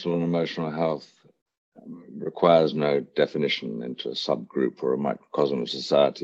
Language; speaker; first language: English; native; English